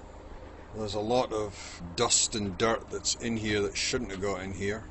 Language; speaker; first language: English; native; English